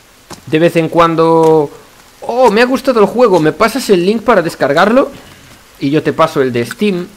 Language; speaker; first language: Spanish; native; Spanish